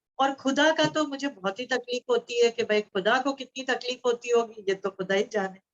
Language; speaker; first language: Urdu; native; Urdu